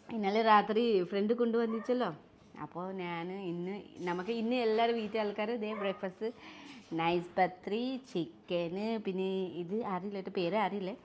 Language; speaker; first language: Malayalam; non-native, learner; Nepali